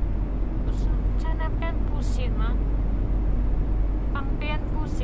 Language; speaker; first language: Chinese; non-native, learner; Indonesian